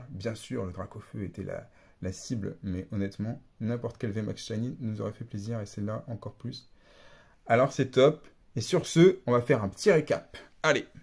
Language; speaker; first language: French; native; French